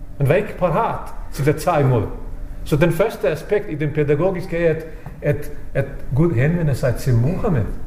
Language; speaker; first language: Danish; non-native, fluent; Bosnian